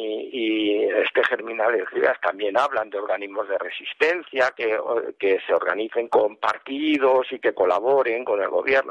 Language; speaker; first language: Spanish; native; Spanish